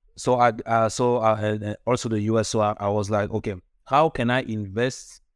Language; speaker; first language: English; non-native, local second language; French